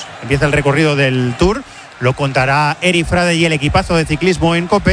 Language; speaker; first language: Spanish; native; Spanish